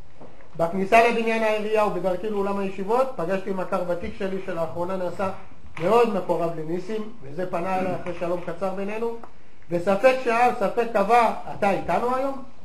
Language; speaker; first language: Hebrew; native; Hebrew